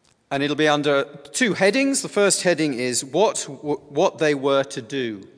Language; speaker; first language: English; native; English